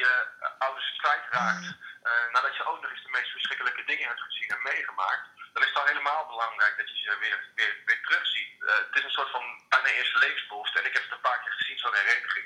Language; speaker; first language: Dutch; native; Dutch